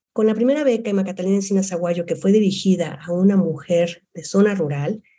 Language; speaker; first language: Spanish; native; Spanish